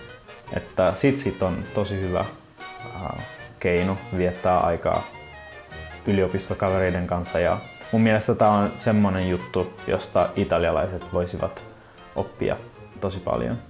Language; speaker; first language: Finnish; non-native, fluent; Italian